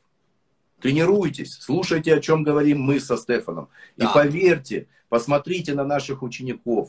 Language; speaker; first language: Russian; native; Russian